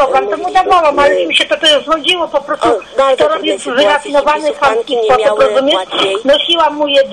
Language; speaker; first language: Polish; native; Polish